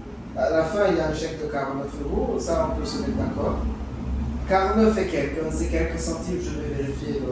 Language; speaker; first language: French; native; French